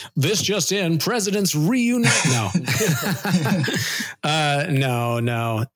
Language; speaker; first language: English; native; English